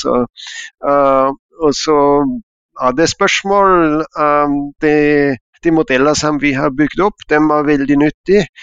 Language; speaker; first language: Norwegian; non-native, fluent; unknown